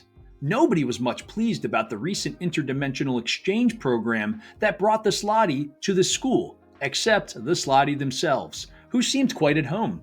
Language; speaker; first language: English; native; English